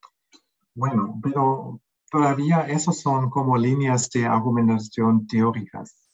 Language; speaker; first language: Spanish; non-native, fluent; German